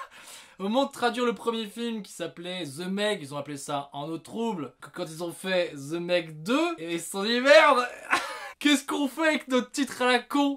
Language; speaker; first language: French; native; French